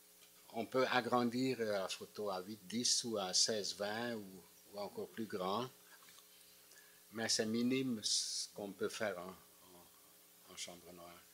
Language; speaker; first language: French; non-native, fluent; Hungarian